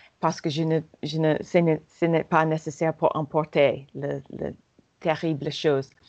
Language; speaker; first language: French; non-native, learner; English